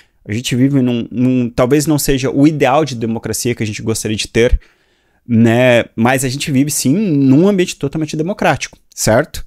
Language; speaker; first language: Portuguese; native; Portuguese